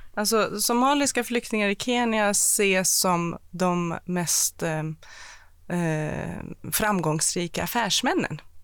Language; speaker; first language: Swedish; early bilingual, other home language; Persian